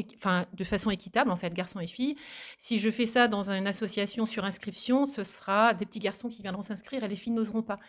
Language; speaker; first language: French; native; French